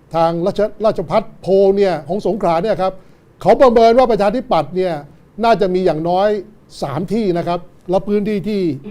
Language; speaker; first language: Thai; native; Thai